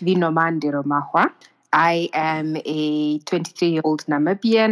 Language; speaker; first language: English; non-native, local second language; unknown